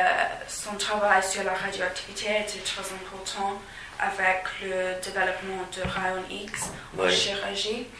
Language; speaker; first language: French; non-native, fluent; English